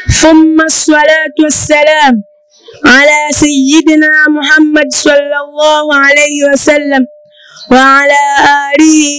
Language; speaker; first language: Arabic; non-native, learner; Swahili